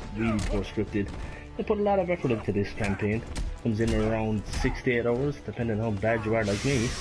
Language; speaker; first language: English; native; English